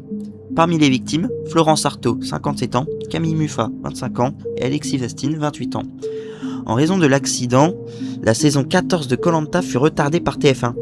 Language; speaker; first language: French; native; French